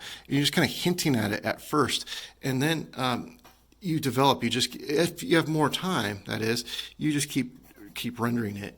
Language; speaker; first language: English; native; English